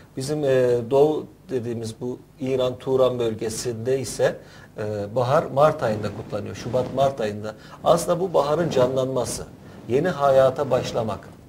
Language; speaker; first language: Turkish; native; Turkish